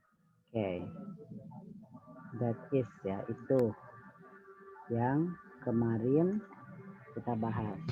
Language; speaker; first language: Indonesian; native; Indonesian